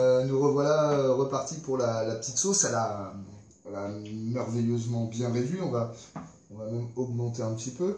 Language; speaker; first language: French; native; French